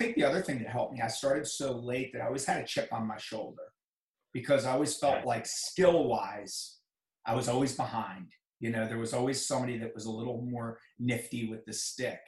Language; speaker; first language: English; native; English